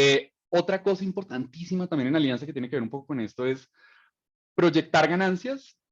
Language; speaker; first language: Spanish; native; Spanish